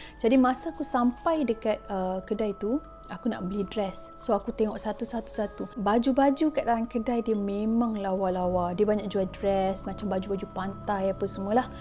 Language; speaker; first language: Malay; native; Malay